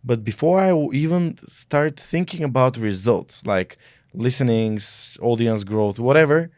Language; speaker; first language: English; non-native, fluent; Bulgarian